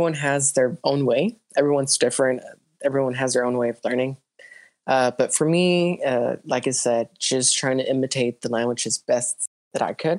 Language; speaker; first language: English; early bilingual, other home language; Spanish